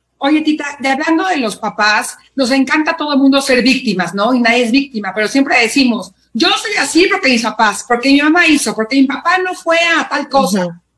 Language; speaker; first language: Spanish; native; Spanish